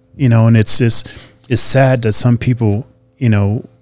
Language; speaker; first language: English; native; English